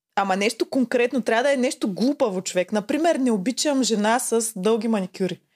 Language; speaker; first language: Bulgarian; native; Bulgarian